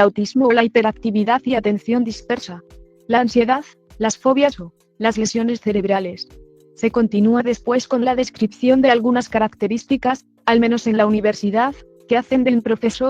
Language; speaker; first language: Spanish; native; Spanish